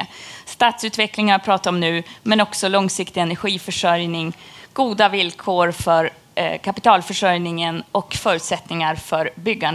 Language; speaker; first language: Swedish; native; Swedish